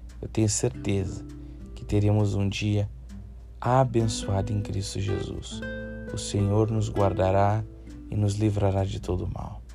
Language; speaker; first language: Portuguese; native; Portuguese